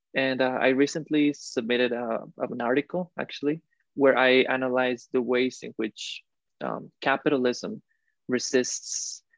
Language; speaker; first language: English; non-native, fluent; Spanish